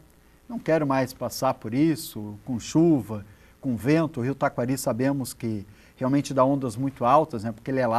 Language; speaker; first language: Portuguese; native; Portuguese